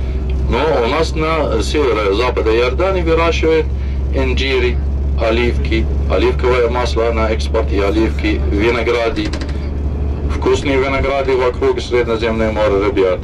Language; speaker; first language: Russian; non-native, fluent; Arabic